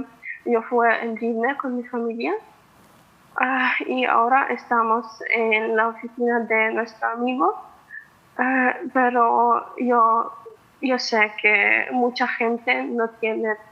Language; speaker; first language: Spanish; non-native, fluent; Ukrainian